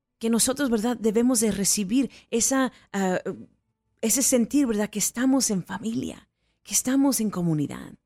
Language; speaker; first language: Spanish; early bilingual, heritage; Spanish